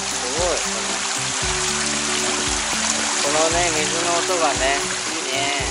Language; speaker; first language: Japanese; native; Japanese